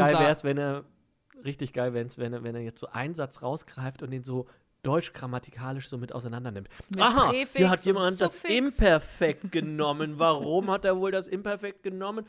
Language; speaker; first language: German; native; German